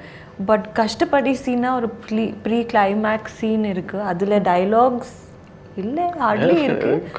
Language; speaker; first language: Tamil; non-native, local second language; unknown